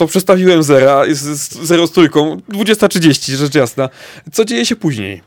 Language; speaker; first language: Polish; native; Polish